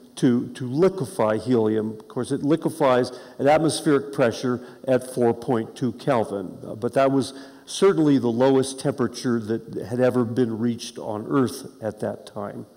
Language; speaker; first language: English; native; English